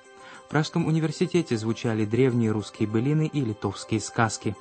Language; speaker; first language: Russian; native; Russian